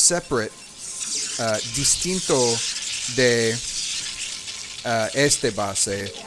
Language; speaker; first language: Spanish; non-native, learner; English